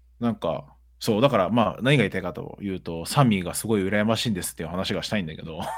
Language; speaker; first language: Japanese; early bilingual, other home language; Portuguese